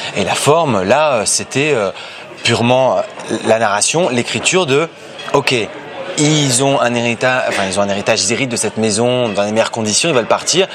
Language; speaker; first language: French; early bilingual, other home language; Portuguese